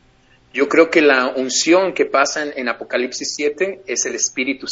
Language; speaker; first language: Spanish; native; Spanish